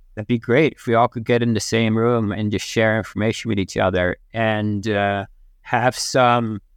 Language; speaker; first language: English; non-native, fluent; Dutch